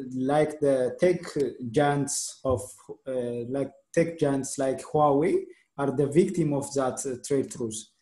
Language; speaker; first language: English; non-native, fluent; Amharic